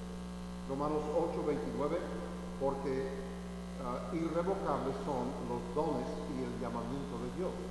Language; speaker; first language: Spanish; non-native, fluent; English